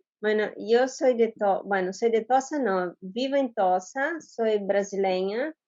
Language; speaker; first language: Spanish; non-native, fluent; Portuguese